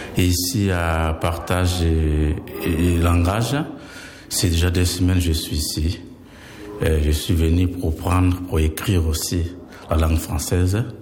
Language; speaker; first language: French; non-native, local second language; Lingala